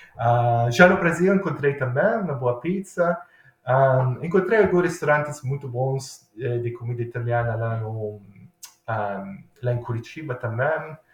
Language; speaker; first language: Portuguese; non-native, fluent; Italian